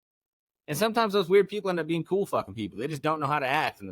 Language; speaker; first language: English; native; English